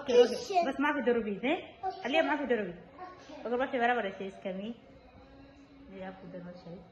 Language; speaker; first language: Arabic; non-native, learner; Bangla